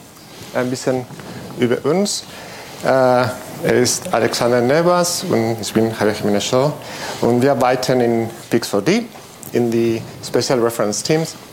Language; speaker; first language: German; non-native, fluent; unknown